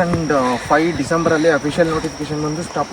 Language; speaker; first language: Kannada; native; Kannada